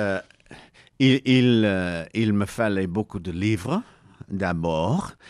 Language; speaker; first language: French; non-native, learner; English